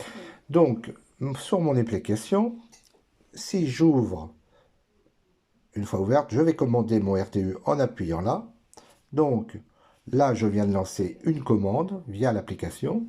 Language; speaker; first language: French; native; French